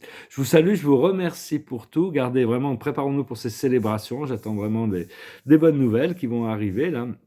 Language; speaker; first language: French; native; French